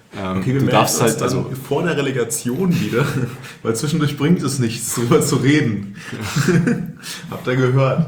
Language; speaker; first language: German; native; German